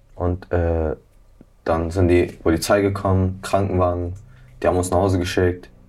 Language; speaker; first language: German; early bilingual, other home language; Arabic